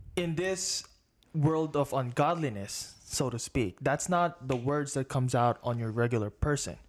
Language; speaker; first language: English; non-native, local second language; Filipino